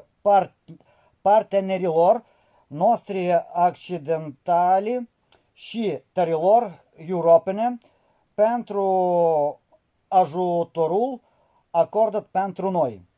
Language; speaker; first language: Romanian; non-native, learner; Ukrainian